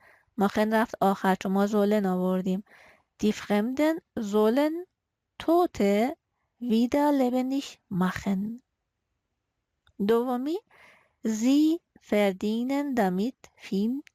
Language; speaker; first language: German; non-native, fluent; Persian